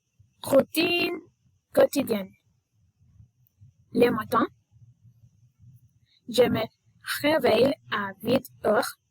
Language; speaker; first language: French; non-native, learner; Spanish